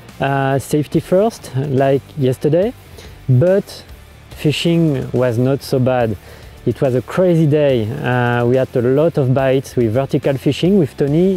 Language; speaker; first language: English; non-native, fluent; French